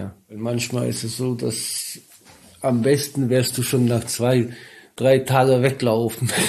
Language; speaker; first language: German; non-native, learner; Polish